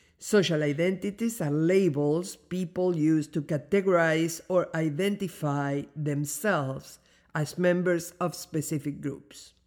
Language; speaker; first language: English; non-native, fluent; Spanish